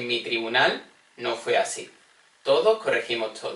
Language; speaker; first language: Spanish; native; Spanish